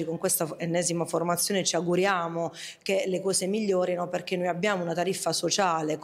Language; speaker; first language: Italian; native; Italian